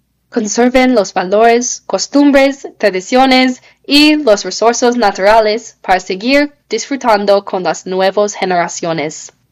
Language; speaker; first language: Spanish; non-native, learner; English